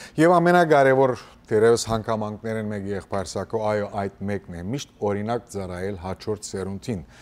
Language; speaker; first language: Armenian; early bilingual, heritage; Armenian